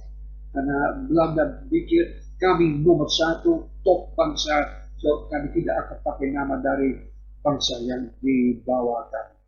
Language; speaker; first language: Indonesian; non-native, fluent; Dutch